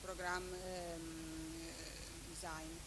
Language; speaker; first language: German; non-native, fluent; Italian